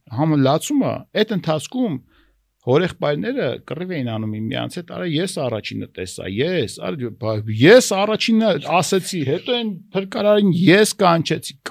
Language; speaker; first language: Armenian; native; Armenian